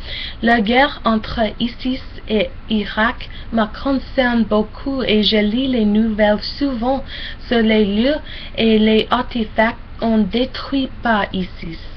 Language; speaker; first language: French; non-native, learner; English